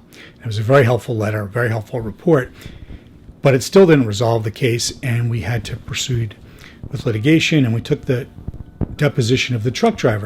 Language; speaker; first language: English; native; English